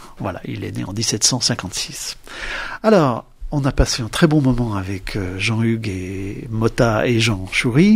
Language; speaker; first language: French; native; French